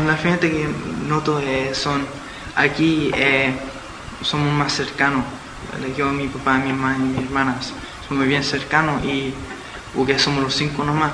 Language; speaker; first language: Spanish; early bilingual, heritage; Spanish